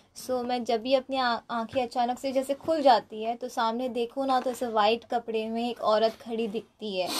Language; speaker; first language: Hindi; non-native, local second language; Gujarati